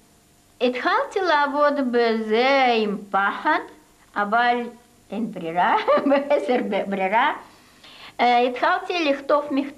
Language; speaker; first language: Hebrew; non-native, fluent; Russian